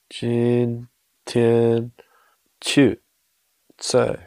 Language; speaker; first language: Chinese; non-native, learner; English